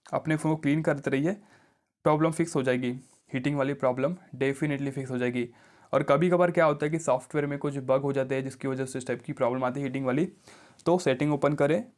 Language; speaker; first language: Hindi; native; Hindi